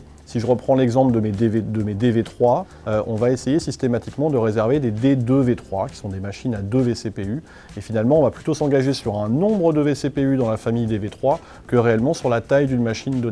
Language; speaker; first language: French; native; French